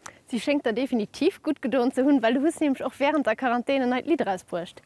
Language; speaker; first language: German; non-native, local second language; Luxembourgish